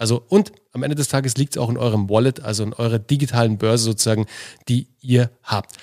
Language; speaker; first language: German; native; German